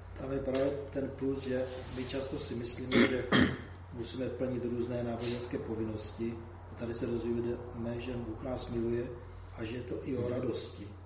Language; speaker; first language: Czech; native; Czech